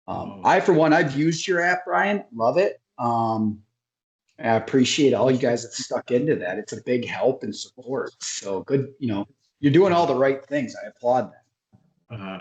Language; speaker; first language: English; native; English